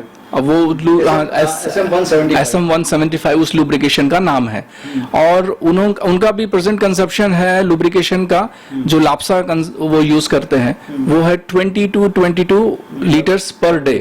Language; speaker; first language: Hindi; native; Hindi